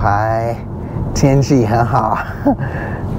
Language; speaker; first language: Chinese; non-native, learner; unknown